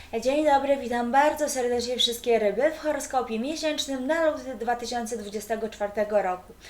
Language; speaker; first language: Polish; native; Polish